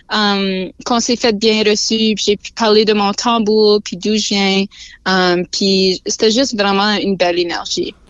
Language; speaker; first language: French; native; French